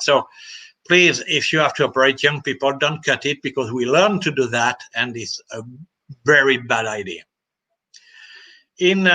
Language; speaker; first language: English; non-native, fluent; French